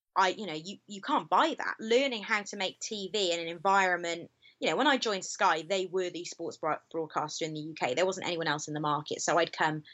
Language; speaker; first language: English; native; English